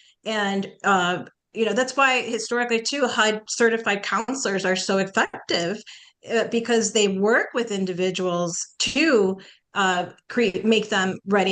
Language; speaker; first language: English; early bilingual, other home language; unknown